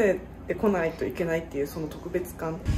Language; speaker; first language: Japanese; native; Japanese